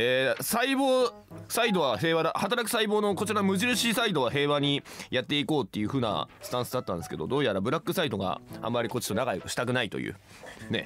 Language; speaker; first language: Japanese; native; Japanese